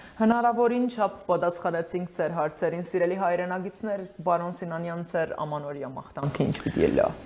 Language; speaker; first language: Armenian; native; Armenian